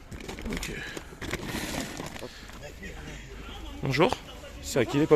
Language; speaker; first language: French; native; French